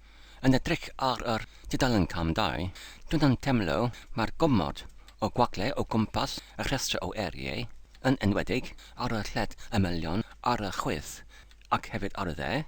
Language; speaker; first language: Welsh; non-native, learner; English